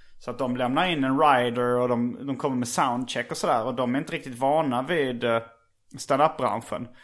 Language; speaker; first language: Swedish; native; Swedish